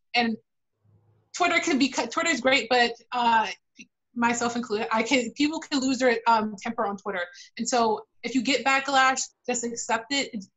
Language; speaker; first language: English; native; English